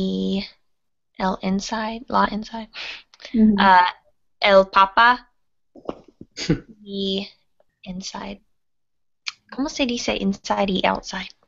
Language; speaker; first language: Spanish; non-native, learner; English